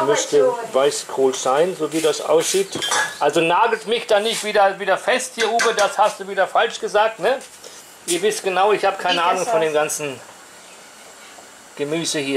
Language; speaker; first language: German; native; German